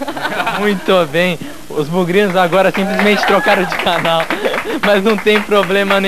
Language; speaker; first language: Portuguese; native; Portuguese